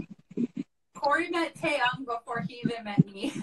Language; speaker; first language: English; native; English